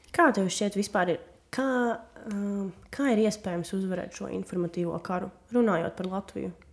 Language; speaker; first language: Latvian; non-native, local second language; Russian